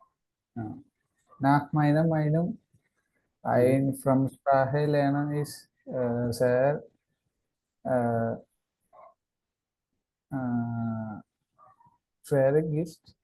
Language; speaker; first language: German; non-native, learner; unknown